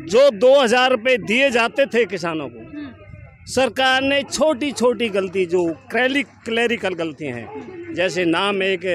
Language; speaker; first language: Hindi; native; Hindi